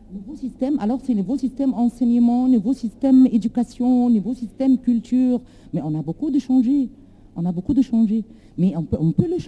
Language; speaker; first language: French; non-native, learner; Arabic